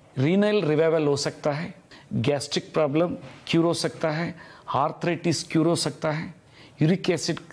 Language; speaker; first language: Hindi; non-native, local second language; Telugu